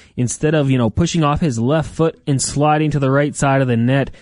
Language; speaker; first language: English; native; English